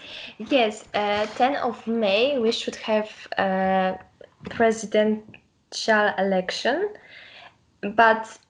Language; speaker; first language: English; non-native, learner; Polish